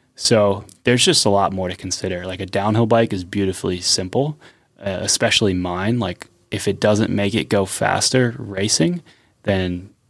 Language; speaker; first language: English; native; English